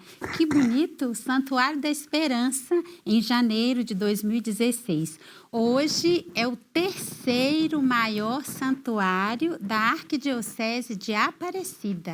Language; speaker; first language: Portuguese; native; Portuguese